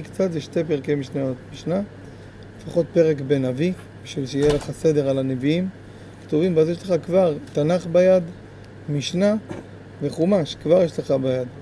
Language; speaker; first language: Hebrew; native; Hebrew